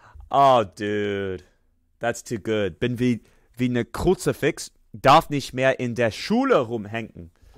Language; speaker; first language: German; non-native, learner; English